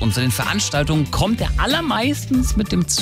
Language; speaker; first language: German; native; German